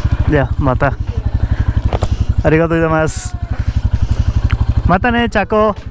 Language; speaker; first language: Japanese; non-native, fluent; Hindi